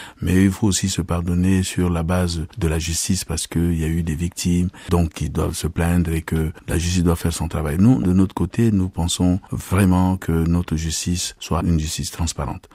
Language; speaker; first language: French; non-native, local second language; Sango